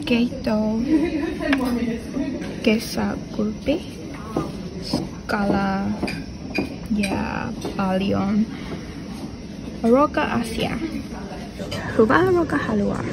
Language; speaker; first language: Finnish; non-native, learner; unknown